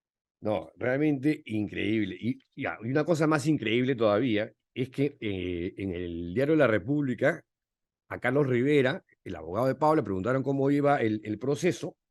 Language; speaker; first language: Spanish; native; Spanish